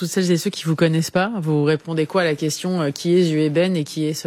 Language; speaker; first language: French; native; French